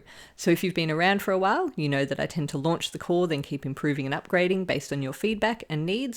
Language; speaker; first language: English; native; English